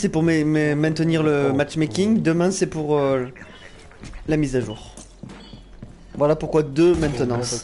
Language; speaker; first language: French; native; French